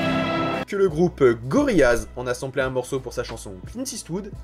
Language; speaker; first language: French; native; French